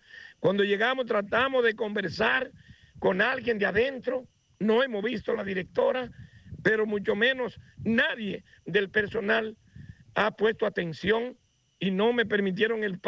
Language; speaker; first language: Spanish; native; Spanish